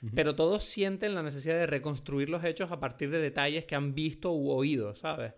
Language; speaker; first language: Spanish; non-native, fluent; French